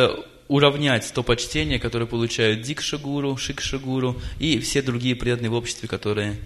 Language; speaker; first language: Russian; native; Russian